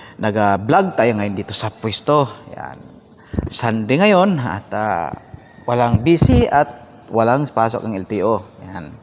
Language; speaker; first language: Filipino; native; Filipino